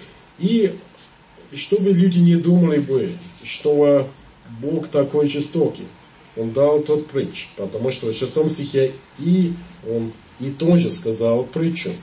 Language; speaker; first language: Russian; non-native, fluent; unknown